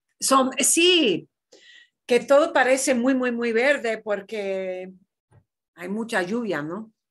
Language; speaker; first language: Spanish; non-native, fluent; English